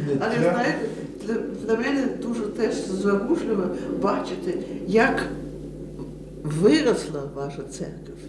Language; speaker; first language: Ukrainian; early bilingual, heritage; Ukrainian